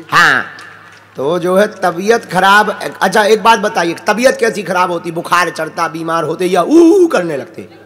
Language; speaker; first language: Hindi; native; Hindi